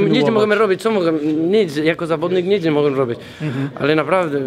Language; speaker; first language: Polish; non-native, learner; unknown